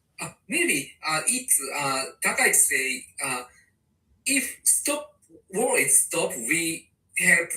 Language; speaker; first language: English; non-native, learner; Japanese